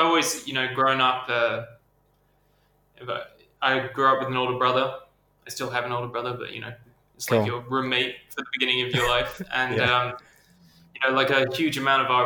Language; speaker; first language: English; native; English